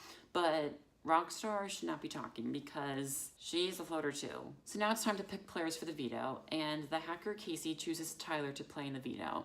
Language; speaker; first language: English; native; English